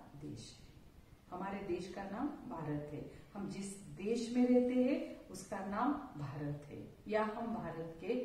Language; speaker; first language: Hindi; non-native, local second language; Marathi